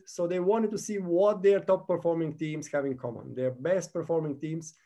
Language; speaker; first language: English; non-native, fluent; Bulgarian